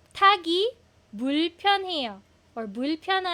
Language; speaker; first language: Korean; non-native, fluent; Filipino